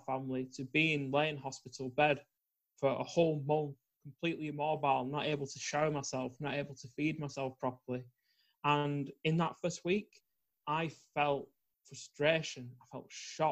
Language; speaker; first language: English; native; English